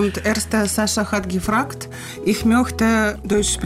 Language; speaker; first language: German; non-native, learner; Ukrainian